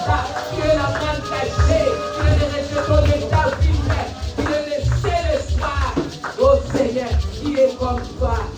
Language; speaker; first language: French; non-native, local second language; Lingala